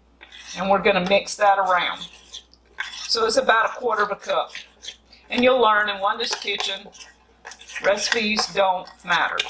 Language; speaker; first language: English; native; English